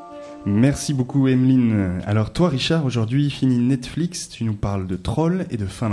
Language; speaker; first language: French; native; French